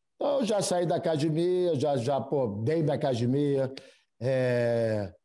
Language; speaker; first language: Portuguese; native; Portuguese